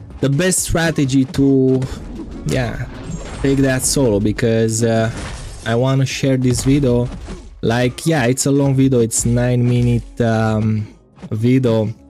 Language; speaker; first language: English; non-native, fluent; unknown